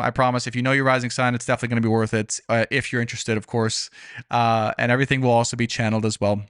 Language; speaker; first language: English; native; English